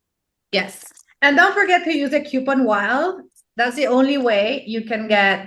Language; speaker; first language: English; non-native, fluent; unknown